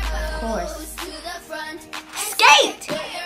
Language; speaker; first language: English; native; English